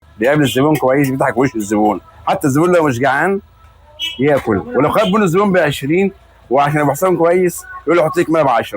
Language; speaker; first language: Arabic; native; Arabic